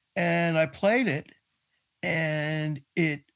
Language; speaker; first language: English; native; English